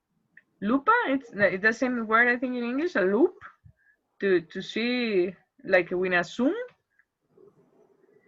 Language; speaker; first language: English; non-native, fluent; Spanish